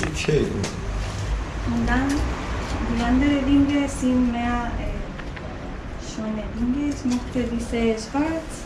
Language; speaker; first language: German; non-native, learner; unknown